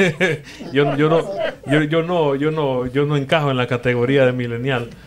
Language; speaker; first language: Spanish; native; Spanish